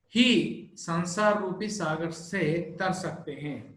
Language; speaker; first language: Hindi; non-native, local second language; Telugu